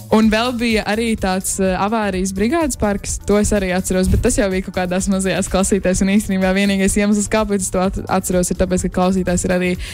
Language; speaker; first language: Latvian; native; Latvian